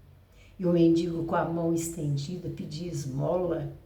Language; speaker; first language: Portuguese; native; Portuguese